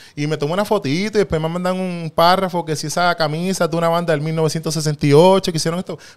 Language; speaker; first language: Spanish; native; Spanish